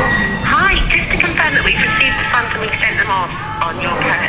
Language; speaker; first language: English; native; English